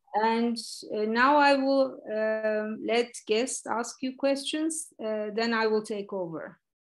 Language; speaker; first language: English; non-native, fluent; Turkish